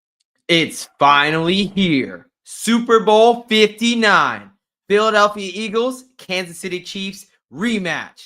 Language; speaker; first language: English; native; English